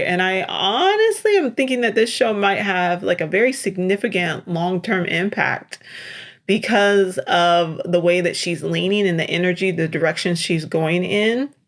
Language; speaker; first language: English; native; English